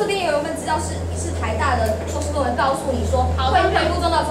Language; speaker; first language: Chinese; native; Chinese